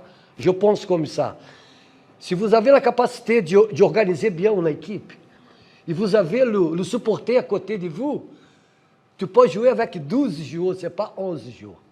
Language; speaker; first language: French; non-native, fluent; Portuguese